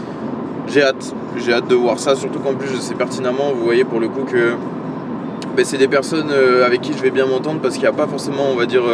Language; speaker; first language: French; native; French